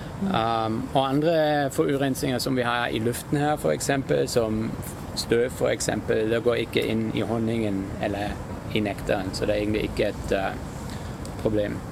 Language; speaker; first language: Norwegian; non-native, fluent; German